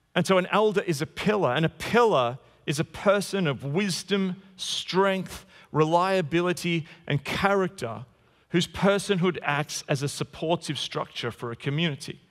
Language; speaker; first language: English; native; English